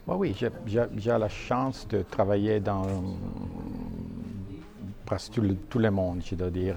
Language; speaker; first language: French; non-native, fluent; Italian